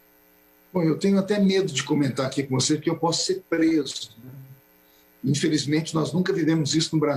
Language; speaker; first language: Portuguese; native; Portuguese